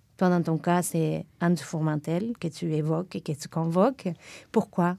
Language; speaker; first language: French; non-native, fluent; Spanish